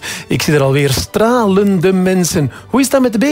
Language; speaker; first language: Dutch; native; Dutch